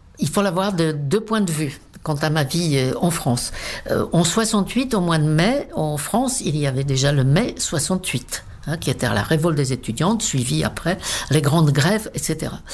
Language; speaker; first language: French; non-native, fluent; Czech